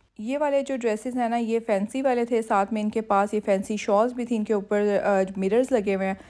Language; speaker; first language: Urdu; native; Urdu